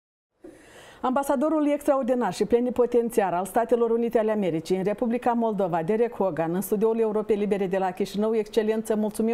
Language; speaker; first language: Romanian; native; Romanian